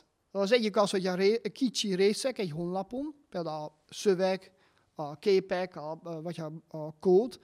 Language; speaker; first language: Hungarian; non-native, fluent; Dutch